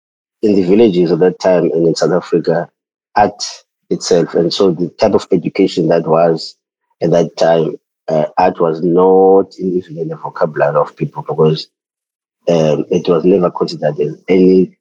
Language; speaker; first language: English; non-native, local second language; Xhosa